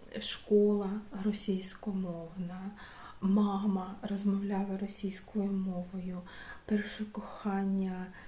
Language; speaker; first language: Ukrainian; non-native, local second language; Russian